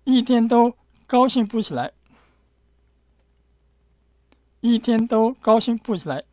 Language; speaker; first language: Chinese; non-native, fluent; Korean